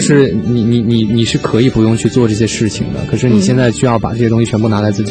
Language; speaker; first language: Chinese; native; Chinese